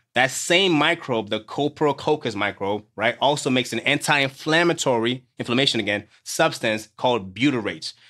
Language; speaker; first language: English; native; English